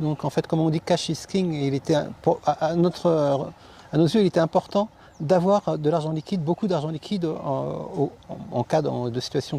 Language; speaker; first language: French; native; French